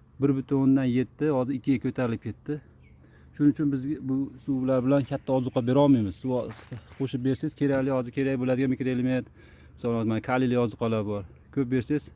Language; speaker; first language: Uzbek; native; Uzbek